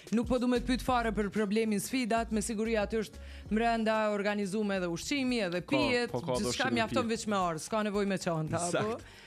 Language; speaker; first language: Albanian; native; Albanian